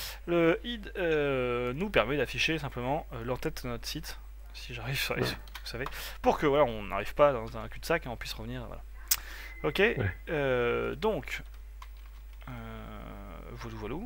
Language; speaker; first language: French; native; French